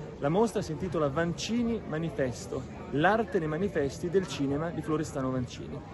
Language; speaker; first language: Italian; native; Italian